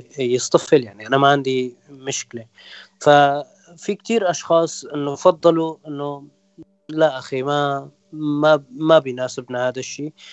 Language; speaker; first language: Arabic; non-native, local second language; Kurdish